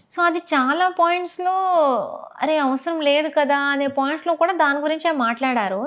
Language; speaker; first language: Telugu; non-native, local second language; Tamil